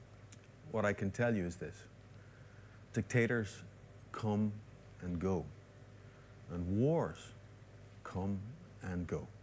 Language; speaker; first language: English; native; English